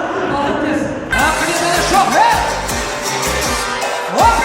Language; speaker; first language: Russian; non-native, local second language; Uyghur